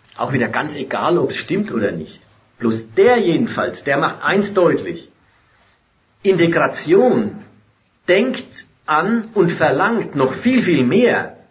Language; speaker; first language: German; native; German